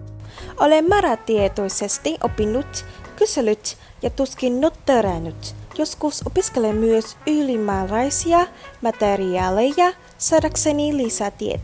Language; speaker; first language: Finnish; non-native, learner; Vietnamese